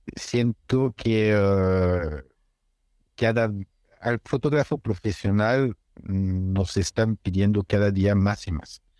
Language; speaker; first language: Spanish; non-native, fluent; French